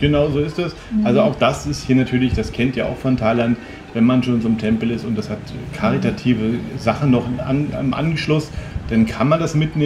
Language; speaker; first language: German; native; German